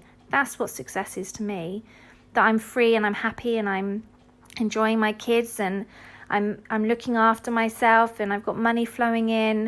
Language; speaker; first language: English; native; English